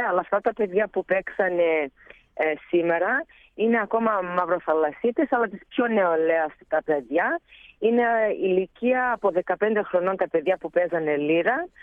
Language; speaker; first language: Greek; early bilingual, heritage; Greek